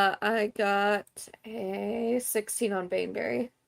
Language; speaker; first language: English; native; English